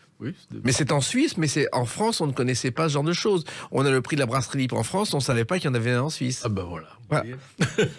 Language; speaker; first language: French; native; French